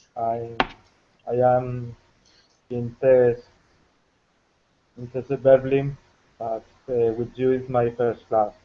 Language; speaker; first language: English; non-native, learner; Spanish